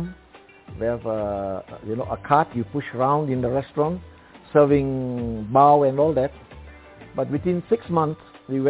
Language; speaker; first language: English; non-native, local second language; Cantonese